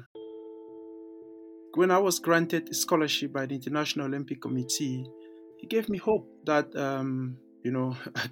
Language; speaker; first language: English; non-native, local second language; French